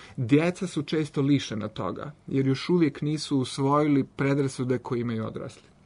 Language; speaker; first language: Serbian; native; Serbian